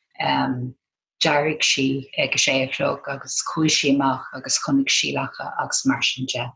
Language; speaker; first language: Irish; non-native, local second language; English